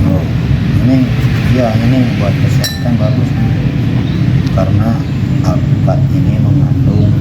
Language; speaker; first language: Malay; non-native, local second language; Sundanese